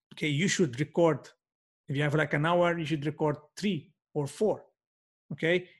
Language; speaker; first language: English; non-native, fluent; Maltese